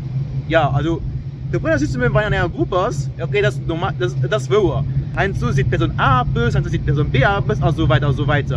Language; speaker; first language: German; non-native, local second language; Luxembourgish